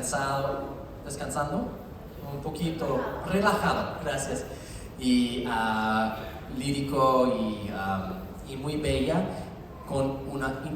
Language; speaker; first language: Spanish; non-native, learner; English